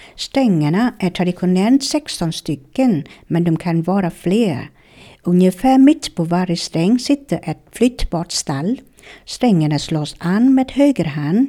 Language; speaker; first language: Swedish; non-native, fluent; Vietnamese